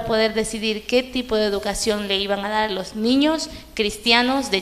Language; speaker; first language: Spanish; native; Spanish